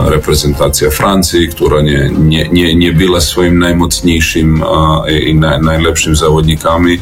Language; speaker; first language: Polish; non-native, learner; Serbian